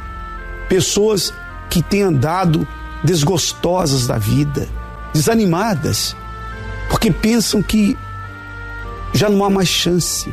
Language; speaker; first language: Portuguese; native; Portuguese